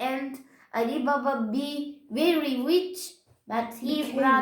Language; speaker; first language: English; non-native, learner; Turkish